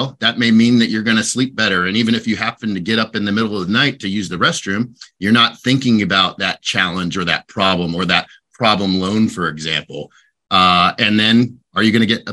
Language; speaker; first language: English; native; English